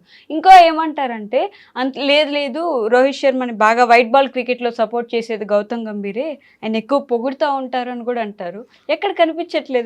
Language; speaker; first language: Telugu; native; Telugu